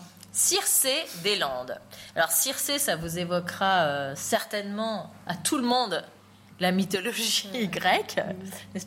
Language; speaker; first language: French; native; French